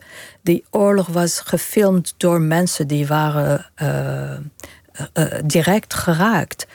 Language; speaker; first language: Dutch; non-native, fluent; Arabic